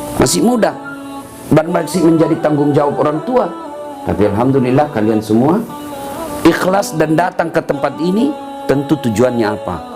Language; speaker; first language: Indonesian; non-native, local second language; Buginese